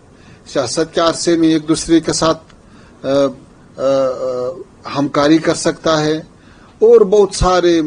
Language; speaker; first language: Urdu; non-native, fluent; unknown